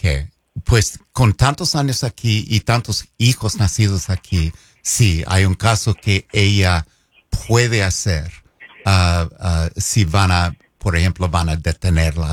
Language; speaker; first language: Spanish; non-native, fluent; English